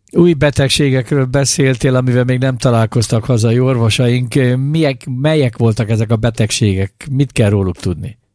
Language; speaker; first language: Hungarian; native; Hungarian